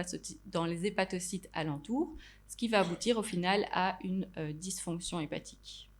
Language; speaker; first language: French; native; French